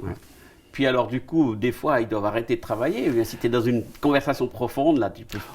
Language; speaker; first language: French; native; French